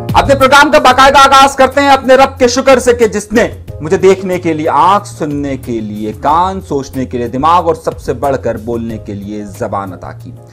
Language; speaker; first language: Urdu; native; Urdu